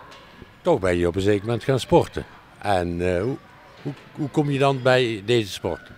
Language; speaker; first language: Dutch; native; Dutch